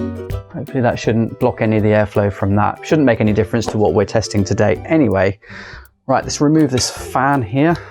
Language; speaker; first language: English; native; English